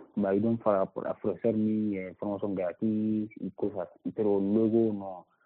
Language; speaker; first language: Spanish; non-native, learner; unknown